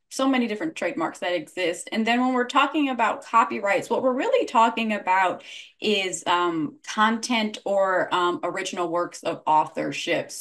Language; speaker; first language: English; native; English